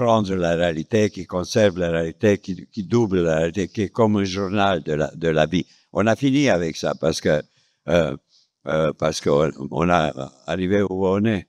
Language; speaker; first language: French; non-native, fluent; Romanian